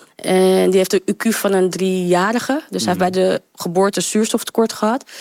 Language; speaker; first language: Dutch; early bilingual, other home language; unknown